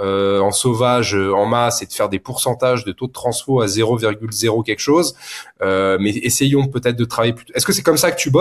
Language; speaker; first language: French; native; French